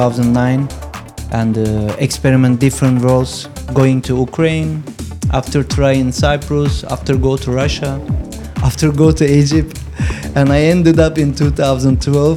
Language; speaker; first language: English; non-native, fluent; Turkish